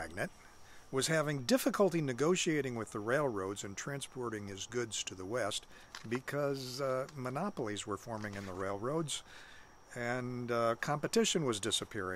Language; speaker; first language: English; native; English